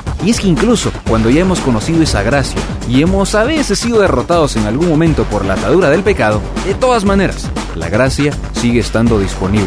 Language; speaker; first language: Spanish; native; Spanish